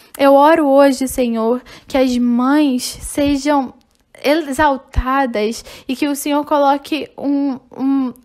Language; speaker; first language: Portuguese; non-native, fluent; English